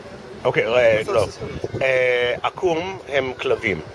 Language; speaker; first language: Hebrew; non-native, fluent; English